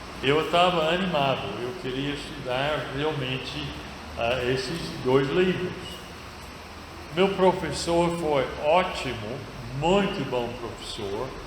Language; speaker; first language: Portuguese; non-native, fluent; English